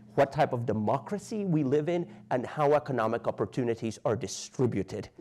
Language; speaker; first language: English; native; English